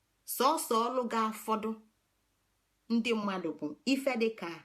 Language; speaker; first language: Igbo; native; Igbo